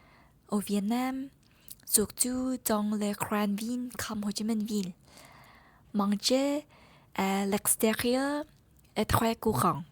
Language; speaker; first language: French; non-native, learner; Vietnamese